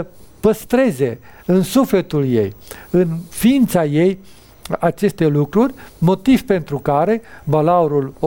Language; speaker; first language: Romanian; native; Romanian